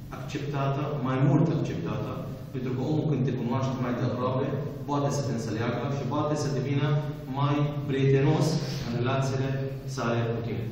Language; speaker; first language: Romanian; non-native, fluent; Arabic